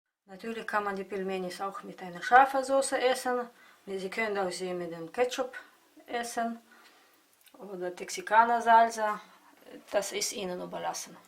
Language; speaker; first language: German; non-native, fluent; Russian